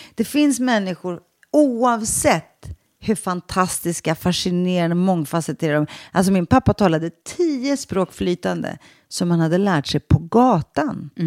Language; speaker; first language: Swedish; early bilingual, other home language; Greek